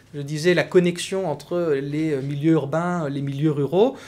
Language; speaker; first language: French; native; French